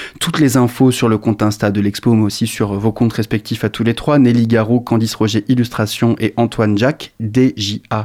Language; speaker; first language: French; native; French